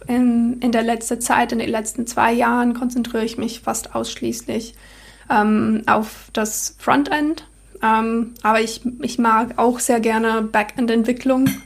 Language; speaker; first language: German; non-native, fluent; English